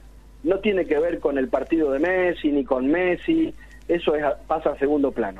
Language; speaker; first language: Spanish; native; Spanish